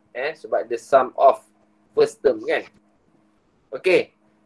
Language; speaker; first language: English; non-native, local second language; Malay